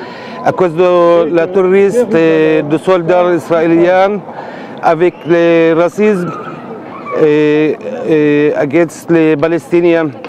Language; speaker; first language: French; non-native, learner; Arabic